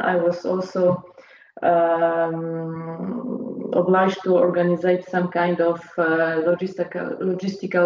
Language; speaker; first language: English; non-native, learner; Polish